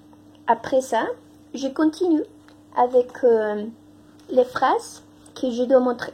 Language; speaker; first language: French; non-native, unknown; Spanish